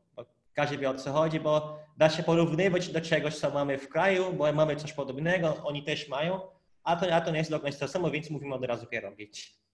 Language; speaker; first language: Polish; non-native, fluent; Portuguese